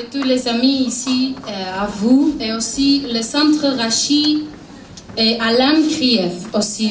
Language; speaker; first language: French; non-native, learner; Hebrew